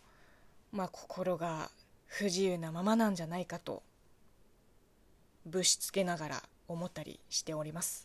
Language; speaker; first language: Japanese; non-native, fluent; Chinese